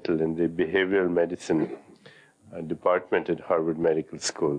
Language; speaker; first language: English; non-native, local second language; Hindi